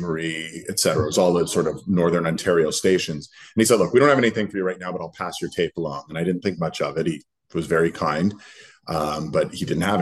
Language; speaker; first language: English; native; English